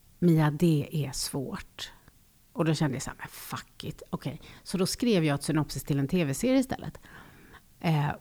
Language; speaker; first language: Swedish; native; Swedish